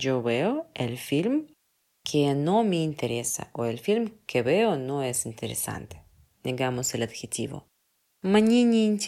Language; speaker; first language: Spanish; non-native, fluent; Russian